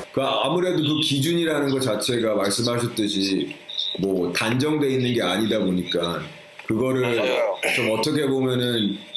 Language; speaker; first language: Korean; early bilingual, heritage; Korean